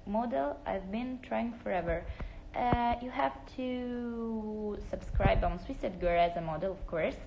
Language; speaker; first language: English; non-native, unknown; Italian